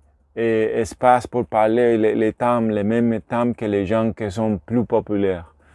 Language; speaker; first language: French; non-native, learner; Spanish